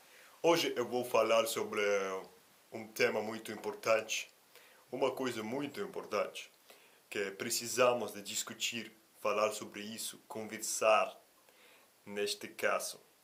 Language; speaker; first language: Portuguese; non-native, fluent; Russian